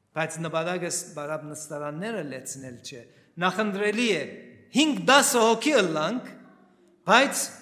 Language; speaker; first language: Armenian; early bilingual, heritage; Armenian